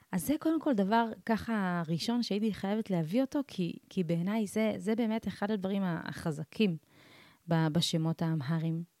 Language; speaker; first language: Hebrew; early bilingual, other home language; Amharic